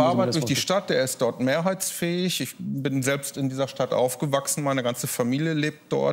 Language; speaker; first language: German; native; German